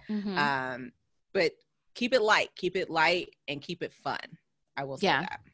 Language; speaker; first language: English; native; English